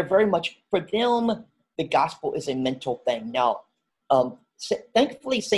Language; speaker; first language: English; native; English